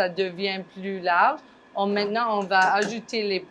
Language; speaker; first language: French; non-native, fluent; English